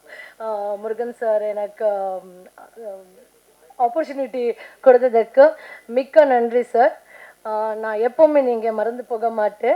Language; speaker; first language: Tamil; non-native, learner; Kannada